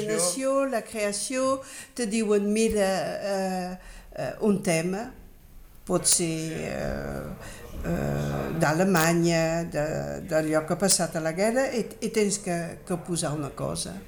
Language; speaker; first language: Catalan; early bilingual, heritage; Catalan